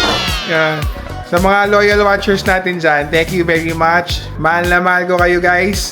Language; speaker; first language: Filipino; native; Filipino